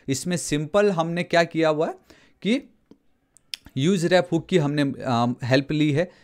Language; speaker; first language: Hindi; non-native, local second language; Nepali